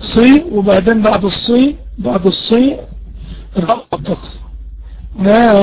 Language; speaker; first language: Arabic; native; Arabic